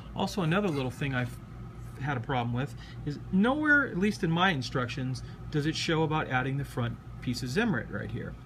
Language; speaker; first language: English; native; English